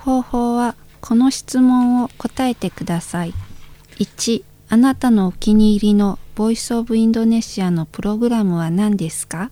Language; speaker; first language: Japanese; non-native, learner; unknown